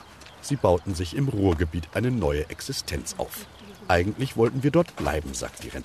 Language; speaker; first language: German; native; German